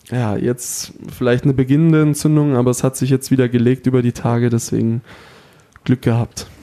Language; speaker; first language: German; native; German